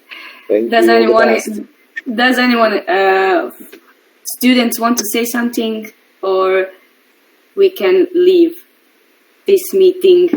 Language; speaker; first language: English; non-native, learner; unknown